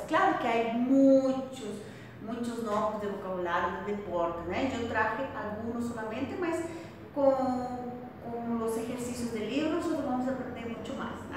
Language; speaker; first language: Spanish; non-native, fluent; Portuguese